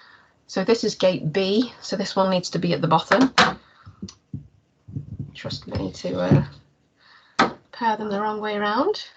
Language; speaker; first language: English; native; English